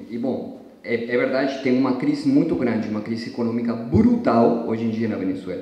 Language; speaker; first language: Portuguese; non-native, fluent; Spanish